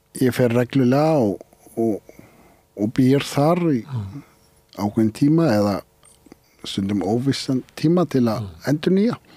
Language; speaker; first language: Icelandic; non-native, fluent; Arabic